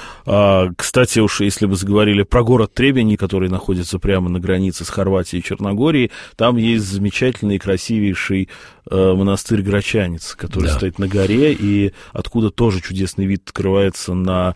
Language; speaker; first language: Russian; native; Russian